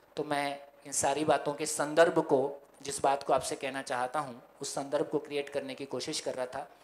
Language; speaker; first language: Hindi; native; Hindi